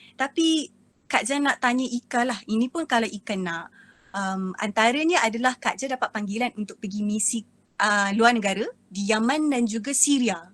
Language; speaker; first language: Malay; native; Malay